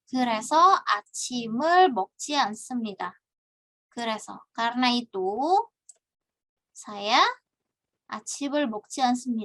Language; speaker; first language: Korean; non-native, fluent; Indonesian